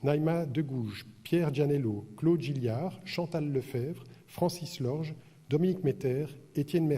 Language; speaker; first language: French; native; French